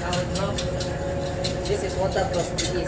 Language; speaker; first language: English; non-native, learner; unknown